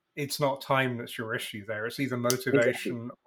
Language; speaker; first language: English; native; English